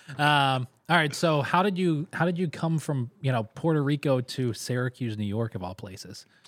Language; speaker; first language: English; native; English